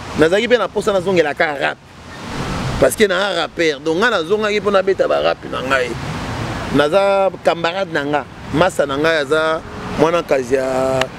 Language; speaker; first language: Lingala; native; Lingala